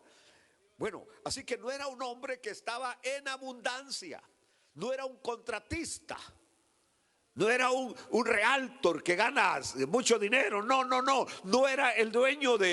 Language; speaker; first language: Spanish; native; Spanish